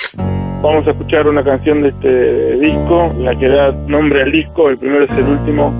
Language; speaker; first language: Spanish; native; Spanish